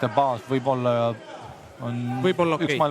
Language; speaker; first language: Estonian; native; Estonian